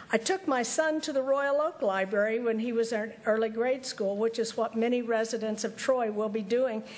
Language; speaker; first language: English; native; English